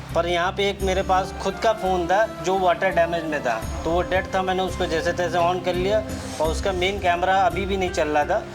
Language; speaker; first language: Hindi; native; Hindi